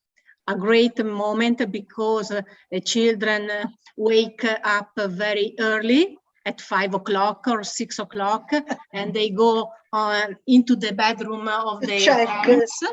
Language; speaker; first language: English; non-native, learner; Italian